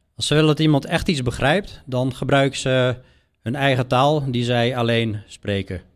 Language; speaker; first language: Dutch; non-native, fluent; English